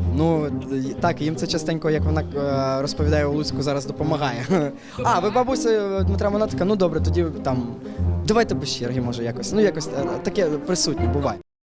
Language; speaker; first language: Ukrainian; native; Ukrainian